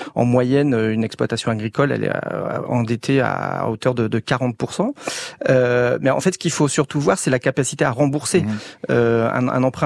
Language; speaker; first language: French; native; French